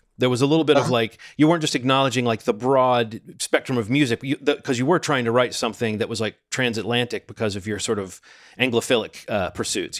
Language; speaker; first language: English; native; English